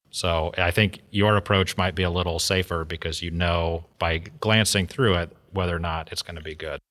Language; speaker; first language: English; native; English